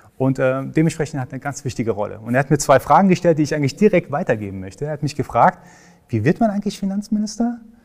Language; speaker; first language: German; early bilingual, other home language; Persian